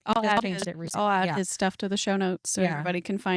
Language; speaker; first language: English; native; English